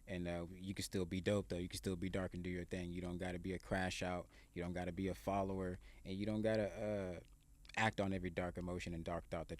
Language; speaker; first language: English; native; English